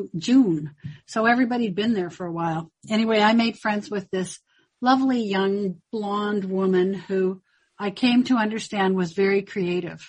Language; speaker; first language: English; native; English